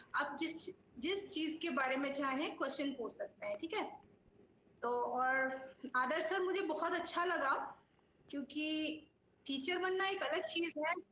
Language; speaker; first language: Hindi; native; Hindi